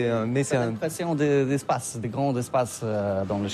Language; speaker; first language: French; non-native, learner; Polish